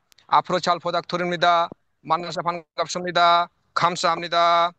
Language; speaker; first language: Korean; non-native, learner; Bangla